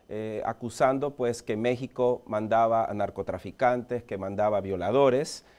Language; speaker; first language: Spanish; early bilingual, heritage; Spanish